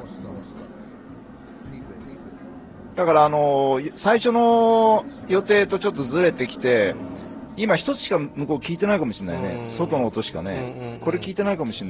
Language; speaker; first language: Japanese; native; Japanese